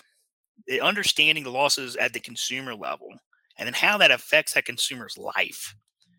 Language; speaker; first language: English; native; English